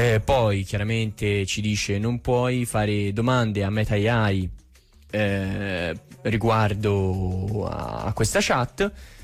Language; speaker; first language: Italian; native; Italian